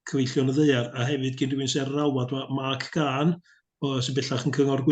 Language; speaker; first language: Welsh; native; Welsh